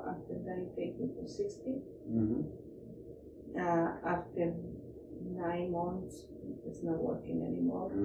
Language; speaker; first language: English; non-native, learner; Spanish